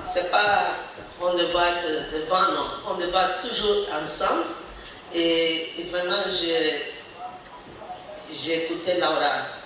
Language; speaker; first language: French; non-native, learner; Portuguese